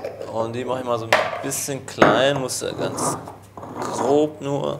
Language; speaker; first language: German; native; German